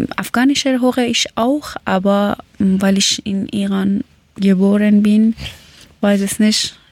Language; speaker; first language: German; non-native, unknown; Persian